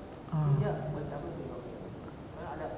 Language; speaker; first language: Indonesian; native; Indonesian